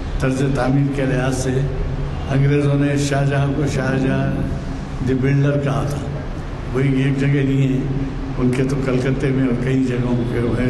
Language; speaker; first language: Urdu; native; Urdu